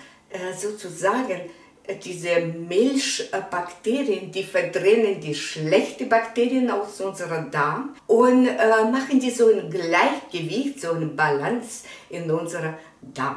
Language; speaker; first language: German; non-native, fluent; Russian